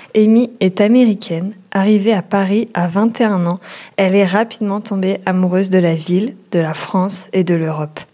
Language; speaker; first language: French; native; French